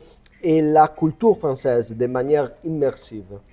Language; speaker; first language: French; non-native, learner; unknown